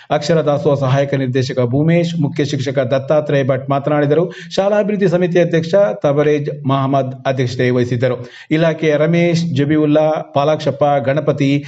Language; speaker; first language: Kannada; native; Kannada